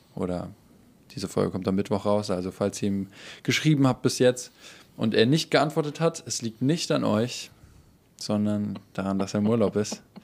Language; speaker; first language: German; native; German